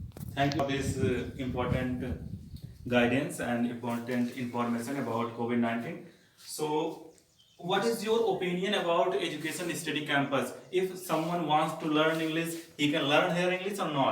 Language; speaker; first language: English; non-native, local second language; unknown